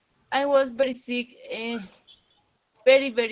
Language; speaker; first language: English; non-native, learner; Spanish